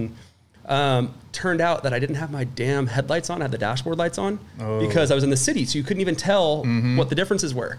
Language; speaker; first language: English; native; English